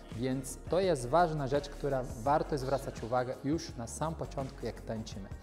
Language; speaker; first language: Polish; non-native, fluent; Portuguese